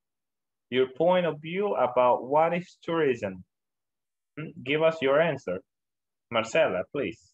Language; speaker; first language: English; non-native, learner; Spanish